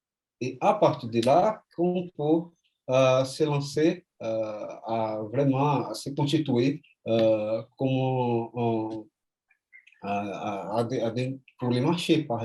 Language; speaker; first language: French; non-native, fluent; Portuguese